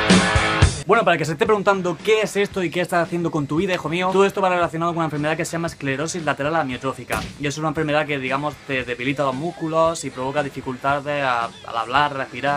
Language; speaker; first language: Spanish; native; Spanish